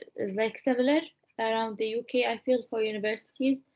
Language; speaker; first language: English; non-native, fluent; Arabic